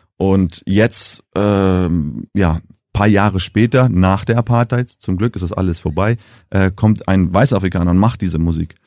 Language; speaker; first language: German; early bilingual, heritage; German